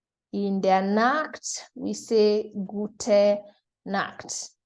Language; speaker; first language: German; non-native, fluent; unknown